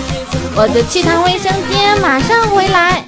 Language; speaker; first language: Chinese; native; Chinese